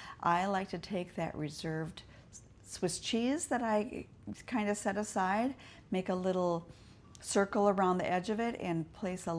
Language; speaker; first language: English; native; English